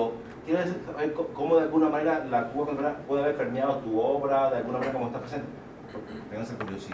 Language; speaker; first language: Spanish; native; Spanish